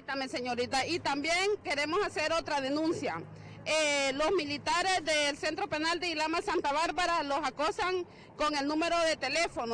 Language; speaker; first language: Spanish; native; Spanish